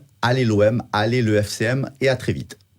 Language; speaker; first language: French; native; French